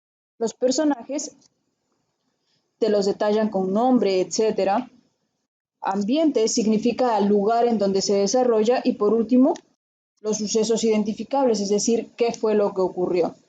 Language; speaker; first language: Spanish; native; Spanish